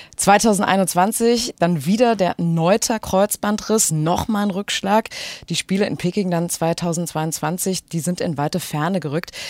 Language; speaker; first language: German; native; German